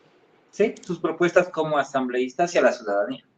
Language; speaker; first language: Spanish; native; Spanish